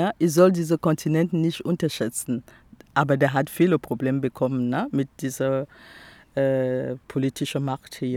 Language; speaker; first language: German; non-native, fluent; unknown